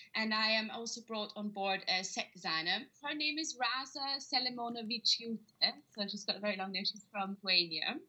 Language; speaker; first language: English; non-native, fluent; German